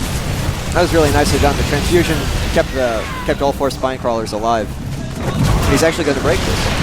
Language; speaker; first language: English; native; English